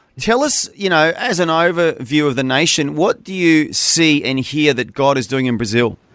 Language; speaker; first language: English; native; English